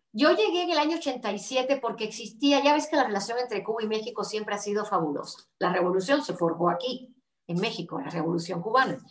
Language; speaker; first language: Spanish; native; Spanish